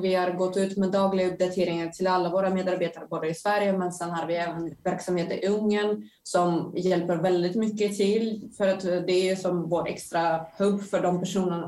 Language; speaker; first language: Swedish; non-native, fluent; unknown